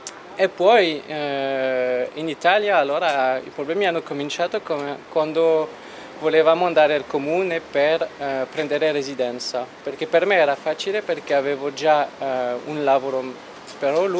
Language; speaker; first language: Italian; non-native, fluent; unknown